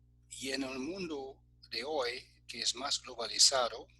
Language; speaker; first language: Spanish; non-native, fluent; German